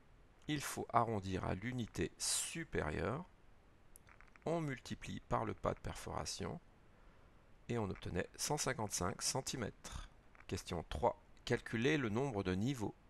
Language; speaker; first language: French; native; French